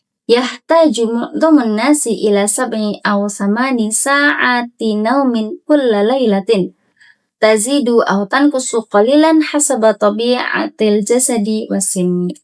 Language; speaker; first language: Arabic; non-native, learner; Indonesian